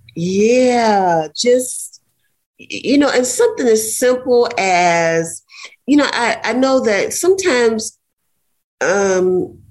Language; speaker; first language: English; native; English